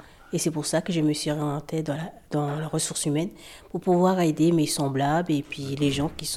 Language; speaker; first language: French; native; French